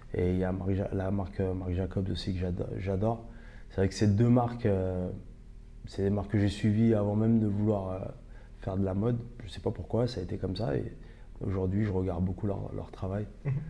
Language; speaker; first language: French; native; French